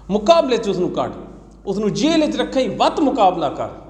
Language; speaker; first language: Urdu; non-native, local second language; Saraiki